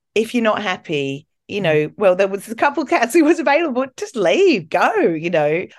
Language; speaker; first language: English; native; English